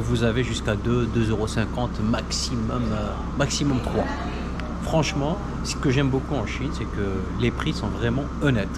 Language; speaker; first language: French; native; French